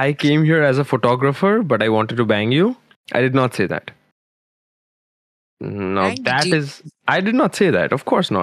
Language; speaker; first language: English; non-native, local second language; Bangla